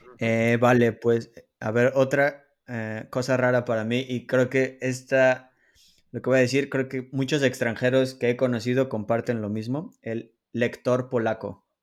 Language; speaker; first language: Spanish; native; Spanish